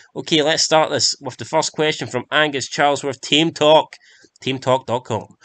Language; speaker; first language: English; native; English